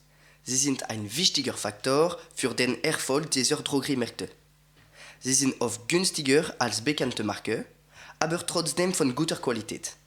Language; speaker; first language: German; non-native, learner; French